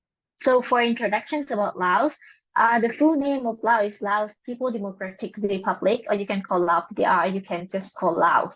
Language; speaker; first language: English; non-native, learner; Lao